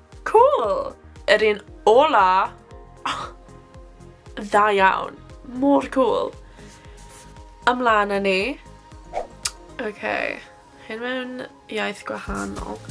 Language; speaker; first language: Welsh; non-native, local second language; English